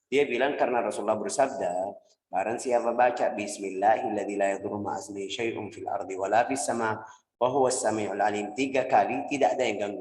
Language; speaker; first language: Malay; non-native, fluent; Arabic